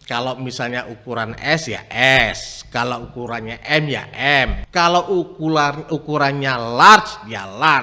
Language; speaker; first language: Indonesian; native; Indonesian